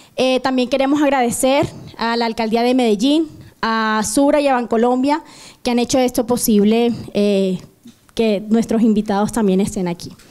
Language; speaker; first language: Spanish; native; Spanish